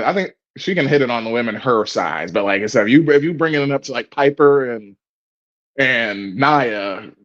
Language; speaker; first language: English; native; English